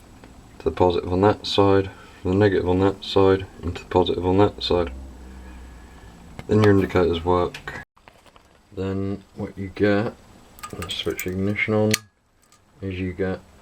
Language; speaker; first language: English; native; English